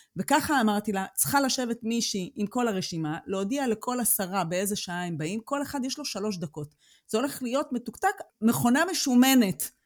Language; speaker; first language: Hebrew; native; Hebrew